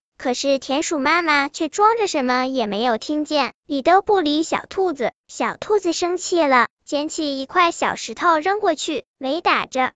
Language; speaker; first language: Chinese; native; Chinese